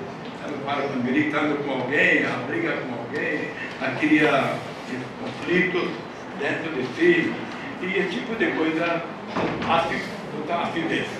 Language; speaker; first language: Portuguese; non-native, fluent; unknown